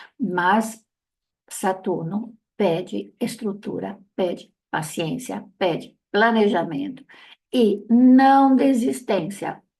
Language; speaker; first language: Portuguese; non-native, fluent; Italian